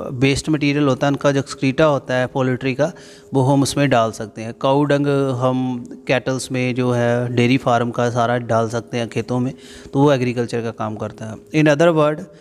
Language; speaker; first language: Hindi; non-native, local second language; Punjabi